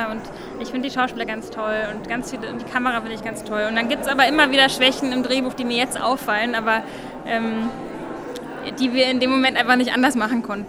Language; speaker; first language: German; native; German